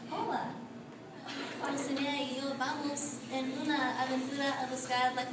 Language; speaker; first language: Spanish; non-native, learner; English